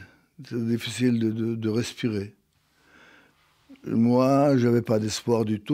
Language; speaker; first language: French; non-native, fluent; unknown